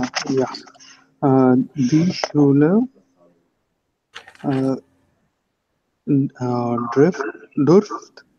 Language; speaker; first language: German; non-native, learner; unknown